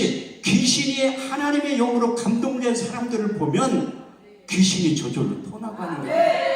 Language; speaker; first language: Korean; native; Korean